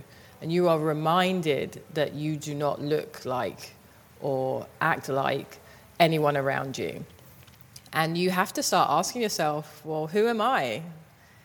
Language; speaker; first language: English; native; English